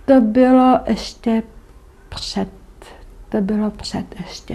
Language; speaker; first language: Czech; non-native, local second language; German